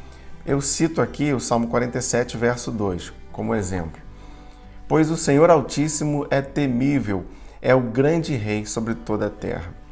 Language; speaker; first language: Portuguese; native; Portuguese